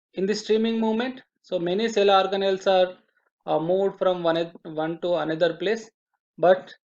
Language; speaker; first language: English; non-native, local second language; Telugu